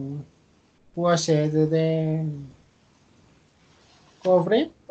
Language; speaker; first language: English; non-native, learner; Spanish